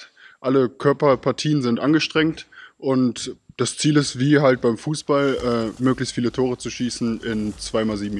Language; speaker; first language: German; native; German